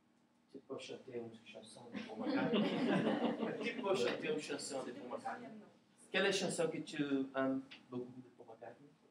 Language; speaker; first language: French; non-native, learner; Portuguese